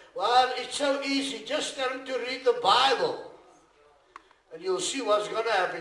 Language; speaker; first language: English; non-native, local second language; Afrikaans